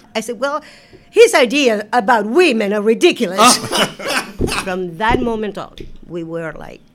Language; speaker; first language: English; non-native, fluent; Spanish